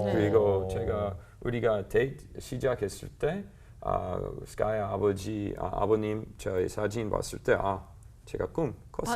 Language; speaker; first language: Korean; non-native, learner; English